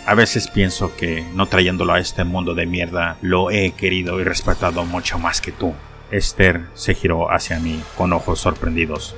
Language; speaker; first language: Spanish; native; Spanish